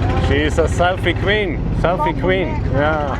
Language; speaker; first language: English; non-native, fluent; German